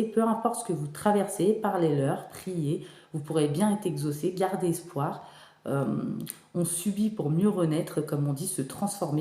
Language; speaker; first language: French; native; French